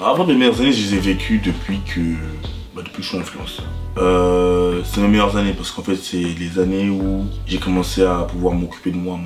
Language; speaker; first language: French; native; French